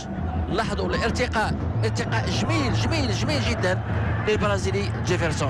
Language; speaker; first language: Arabic; native; Arabic